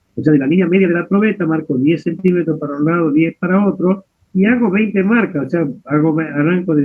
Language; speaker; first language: Spanish; native; Spanish